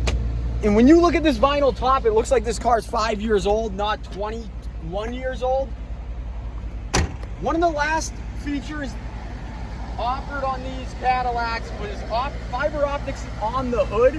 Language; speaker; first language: English; native; English